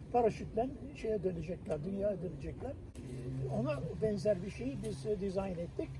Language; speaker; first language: Turkish; native; Turkish